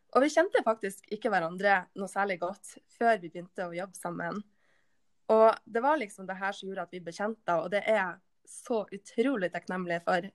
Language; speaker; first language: Norwegian; native; Norwegian